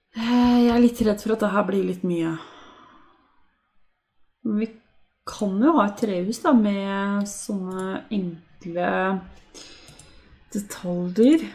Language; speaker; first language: Norwegian; native; Norwegian